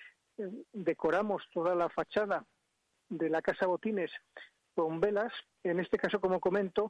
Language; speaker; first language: Spanish; native; Spanish